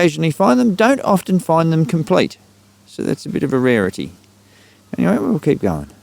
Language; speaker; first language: English; native; English